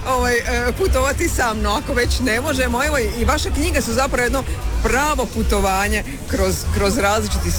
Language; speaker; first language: Serbian; native; Serbian